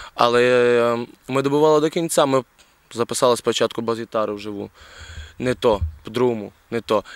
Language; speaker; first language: Ukrainian; native; Ukrainian